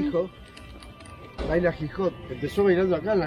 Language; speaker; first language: Spanish; native; Spanish